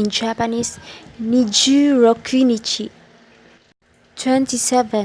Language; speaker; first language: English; non-native, local second language; Filipino